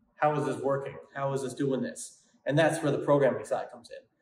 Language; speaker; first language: English; native; English